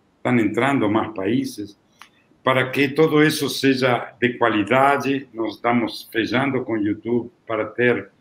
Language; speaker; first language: Portuguese; non-native, fluent; Italian